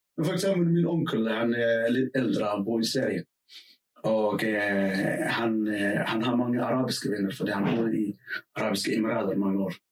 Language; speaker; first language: Danish; non-native, fluent; Somali